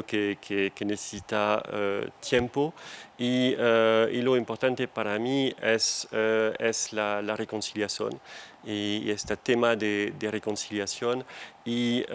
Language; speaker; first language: Spanish; non-native, fluent; French